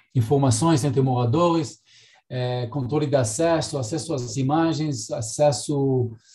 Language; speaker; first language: Portuguese; non-native, fluent; Hebrew